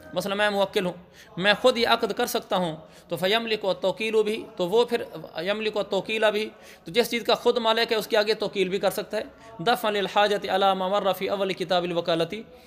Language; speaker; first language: Urdu; native; Urdu